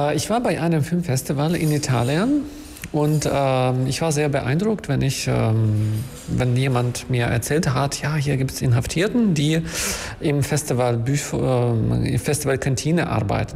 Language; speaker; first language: German; non-native, fluent; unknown